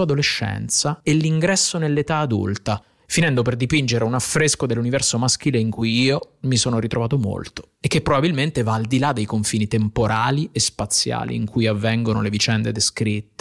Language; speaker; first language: Italian; native; Italian